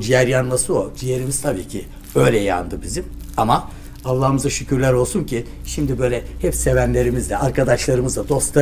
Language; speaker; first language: Turkish; native; Turkish